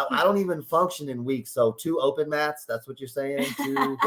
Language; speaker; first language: English; native; English